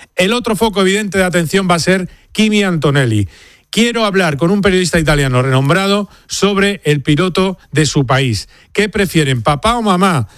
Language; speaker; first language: Spanish; native; Spanish